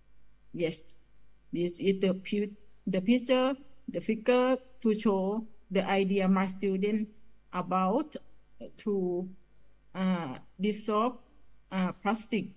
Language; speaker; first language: English; non-native, learner; Thai